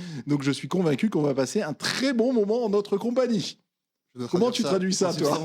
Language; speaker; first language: French; native; French